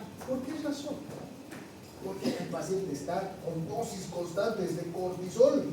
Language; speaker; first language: Spanish; native; Spanish